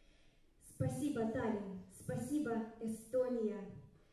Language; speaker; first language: Russian; native; Russian